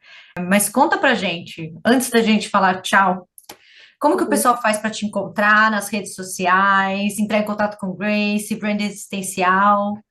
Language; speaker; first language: Portuguese; native; Portuguese